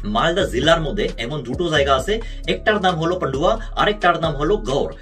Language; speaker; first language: Bangla; non-native, fluent; Korean